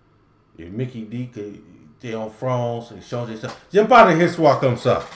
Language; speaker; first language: French; non-native, learner; English